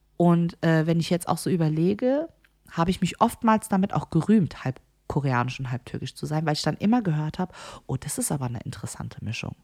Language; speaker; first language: German; early bilingual, other home language; Korean